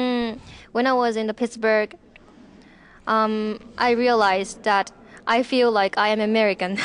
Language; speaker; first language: English; non-native, learner; Japanese